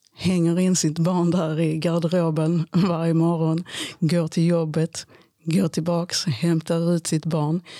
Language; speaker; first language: Swedish; early bilingual, other home language; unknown